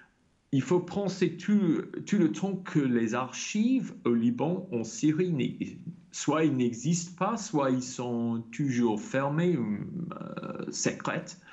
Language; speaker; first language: French; non-native, fluent; English